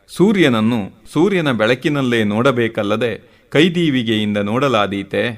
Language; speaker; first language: Kannada; native; Kannada